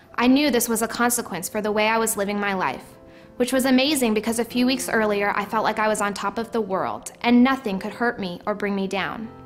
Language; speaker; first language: English; native; English